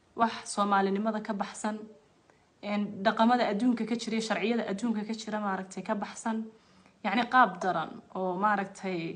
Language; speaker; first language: Somali; native; Somali